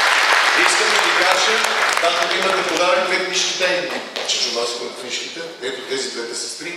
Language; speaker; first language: Bulgarian; native; Bulgarian